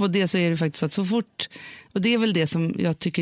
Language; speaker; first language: Swedish; native; Swedish